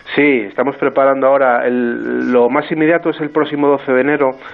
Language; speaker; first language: Spanish; non-native, local second language; Asturian